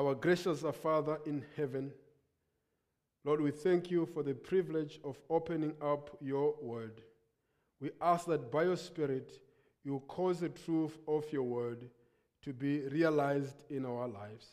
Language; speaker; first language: English; non-native, local second language; Nyanja